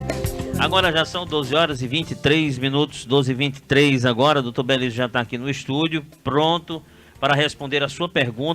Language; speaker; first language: Portuguese; native; Portuguese